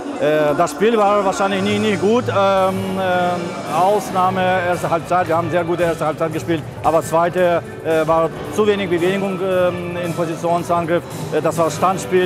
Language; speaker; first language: German; non-native, fluent; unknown